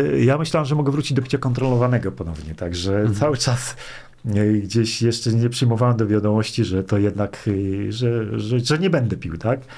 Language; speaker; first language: Polish; native; Polish